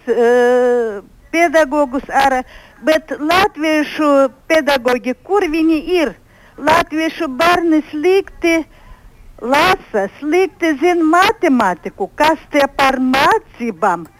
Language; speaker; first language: Latvian; non-native, local second language; Russian